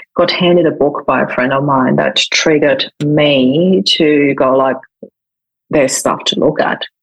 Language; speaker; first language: English; non-native, fluent; German